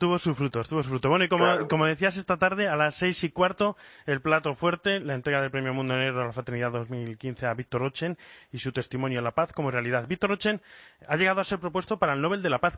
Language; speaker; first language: Spanish; native; Spanish